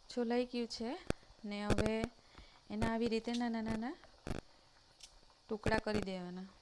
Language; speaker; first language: Gujarati; non-native, local second language; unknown